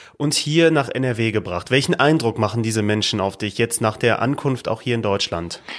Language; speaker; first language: German; non-native, fluent; Bosnian